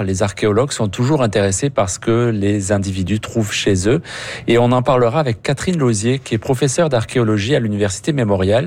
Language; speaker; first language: French; native; French